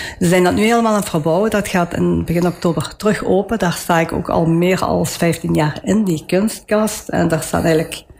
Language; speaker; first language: Dutch; early bilingual, other home language; Italian